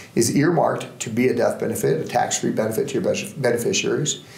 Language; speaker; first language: English; native; English